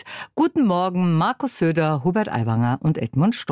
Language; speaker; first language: German; native; German